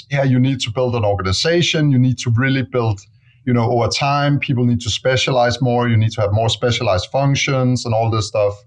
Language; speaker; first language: English; non-native, fluent; Danish